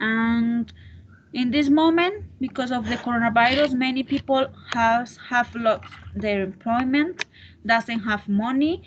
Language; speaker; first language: English; non-native, learner; Spanish